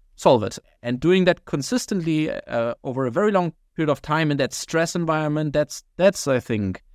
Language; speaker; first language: English; non-native, fluent; German